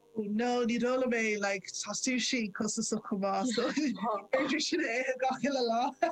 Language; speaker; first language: Irish; non-native, local second language; English